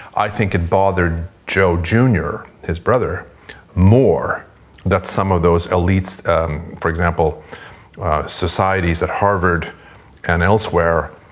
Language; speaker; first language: English; non-native, fluent; Swedish